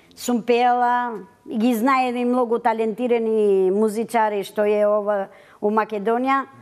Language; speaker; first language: Macedonian; early bilingual, heritage; Macedonian